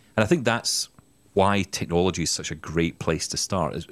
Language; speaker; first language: English; native; English